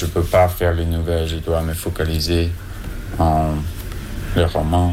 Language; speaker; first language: French; non-native, learner; English